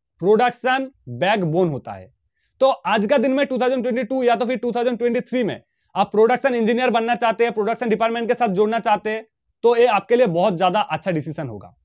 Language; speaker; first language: Hindi; non-native, local second language; Bangla